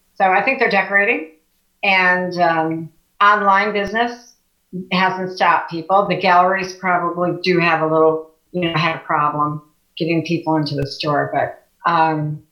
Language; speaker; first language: English; native; English